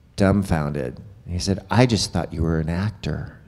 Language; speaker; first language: English; native; English